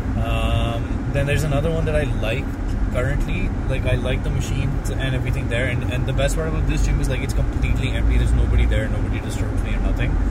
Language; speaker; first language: English; non-native, local second language; Hindi